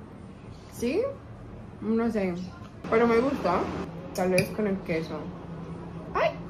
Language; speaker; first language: Spanish; non-native, learner; English